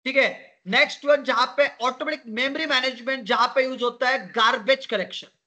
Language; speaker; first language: Hindi; non-native, local second language; Marathi